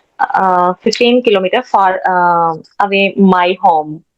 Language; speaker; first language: English; non-native, learner; Hindi